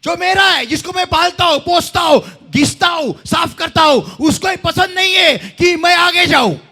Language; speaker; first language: Hindi; non-native, local second language; Marathi